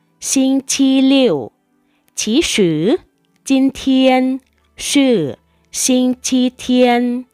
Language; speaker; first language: Chinese; non-native, fluent; Thai